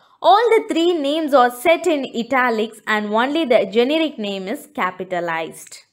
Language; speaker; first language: English; non-native, local second language; Tamil